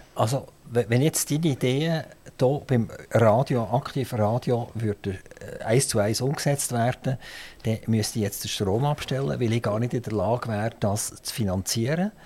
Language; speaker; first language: German; native; German